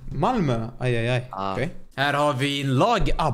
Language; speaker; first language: Swedish; native; Swedish